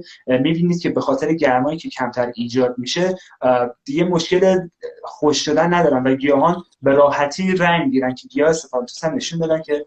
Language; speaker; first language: Persian; native; Persian